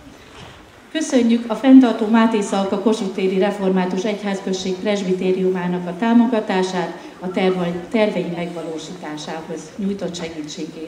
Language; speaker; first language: Hungarian; native; Hungarian